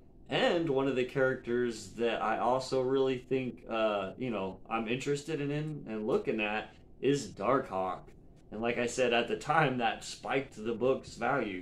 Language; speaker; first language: English; native; English